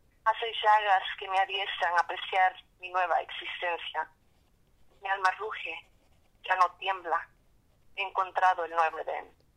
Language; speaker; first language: Spanish; early bilingual, heritage; Spanish